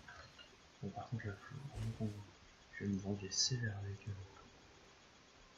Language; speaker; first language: French; native; French